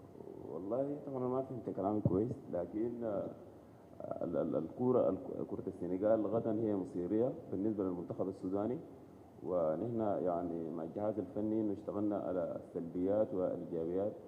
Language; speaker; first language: Arabic; native; Arabic